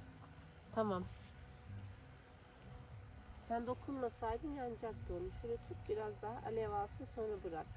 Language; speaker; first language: Turkish; native; Turkish